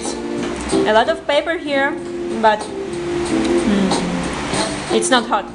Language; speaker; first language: English; non-native, learner; Russian